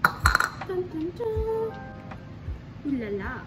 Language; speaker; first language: French; non-native, learner; English